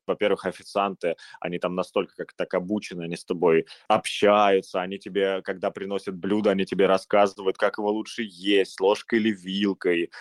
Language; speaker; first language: Russian; native; Russian